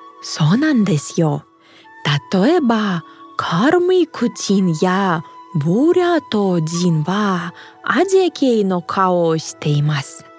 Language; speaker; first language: Japanese; non-native, fluent; Russian